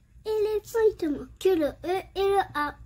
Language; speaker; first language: French; native; French